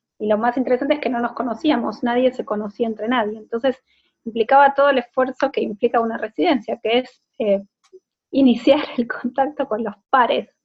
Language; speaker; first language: Spanish; native; Spanish